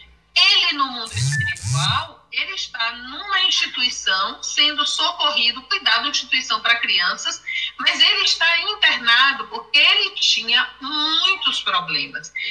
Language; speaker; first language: Portuguese; native; Portuguese